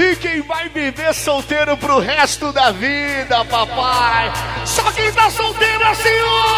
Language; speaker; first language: Portuguese; native; Portuguese